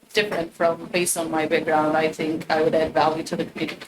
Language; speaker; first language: English; non-native, fluent; Albanian